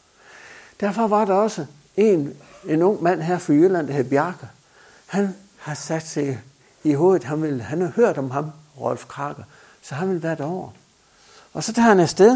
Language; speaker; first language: Danish; native; Danish